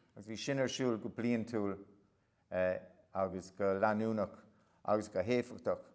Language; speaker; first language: Irish; non-native, local second language; English